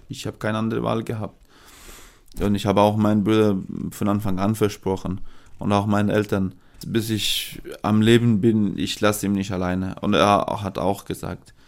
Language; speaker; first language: German; non-native, fluent; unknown